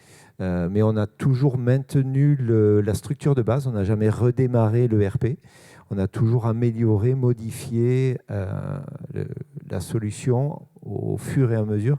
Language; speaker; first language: French; native; French